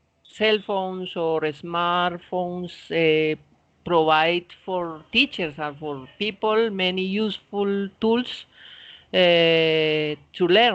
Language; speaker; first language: English; non-native, fluent; Spanish